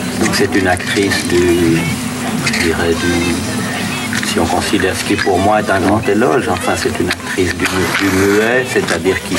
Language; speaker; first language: French; native; French